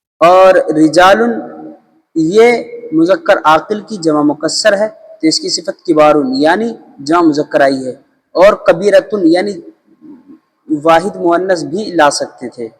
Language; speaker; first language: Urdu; native; Urdu